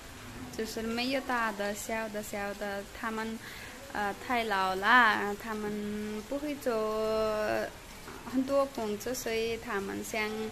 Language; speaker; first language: Chinese; non-native, learner; Nepali